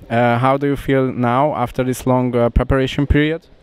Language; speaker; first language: English; non-native, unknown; Hungarian